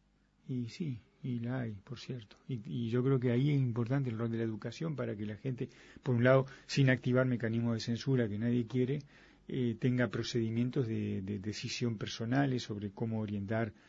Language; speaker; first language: Spanish; native; Spanish